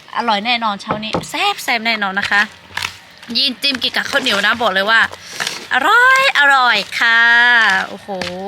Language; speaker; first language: Thai; non-native, local second language; Lahu